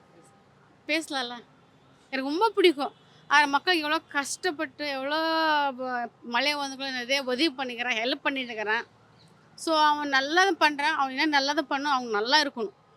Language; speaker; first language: Tamil; non-native, local second language; Kannada